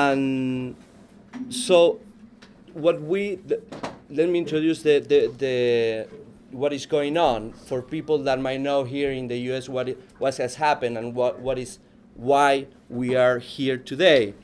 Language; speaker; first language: English; non-native, fluent; Spanish